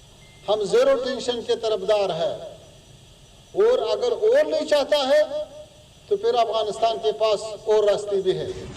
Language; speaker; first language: Hindi; non-native, fluent; Pashto